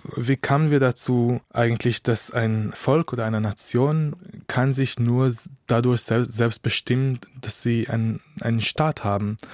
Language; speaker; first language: German; non-native, fluent; Hebrew